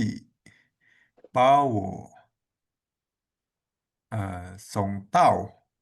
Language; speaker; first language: Chinese; non-native, learner; Indonesian